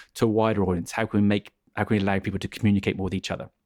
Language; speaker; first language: English; native; English